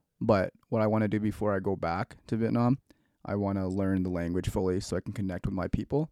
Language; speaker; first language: English; early bilingual, other home language; Vietnamese